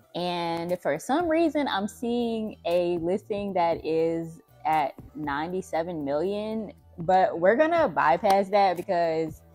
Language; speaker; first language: English; native; English